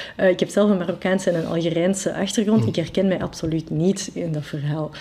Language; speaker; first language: Dutch; non-native, fluent; French